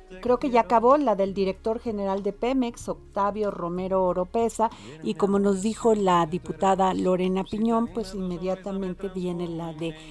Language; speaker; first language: Spanish; native; Spanish